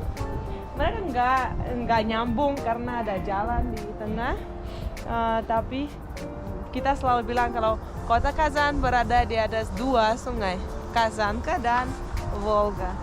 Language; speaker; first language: Indonesian; non-native, fluent; Russian